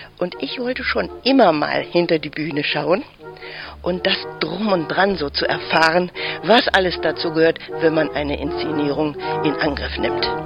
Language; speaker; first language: German; native; German